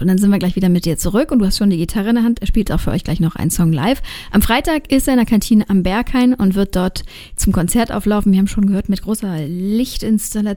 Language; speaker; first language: German; native; German